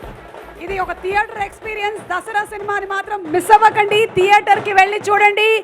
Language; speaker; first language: Telugu; native; Telugu